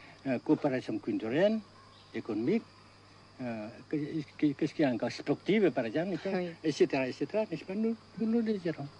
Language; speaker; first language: French; non-native, fluent; Vietnamese